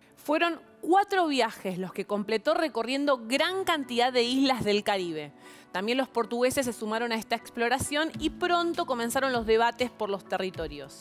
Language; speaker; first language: Spanish; native; Spanish